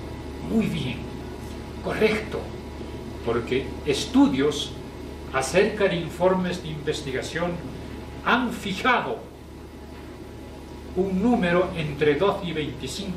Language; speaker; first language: Spanish; native; Spanish